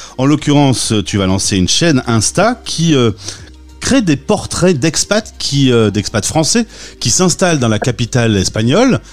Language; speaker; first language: French; native; French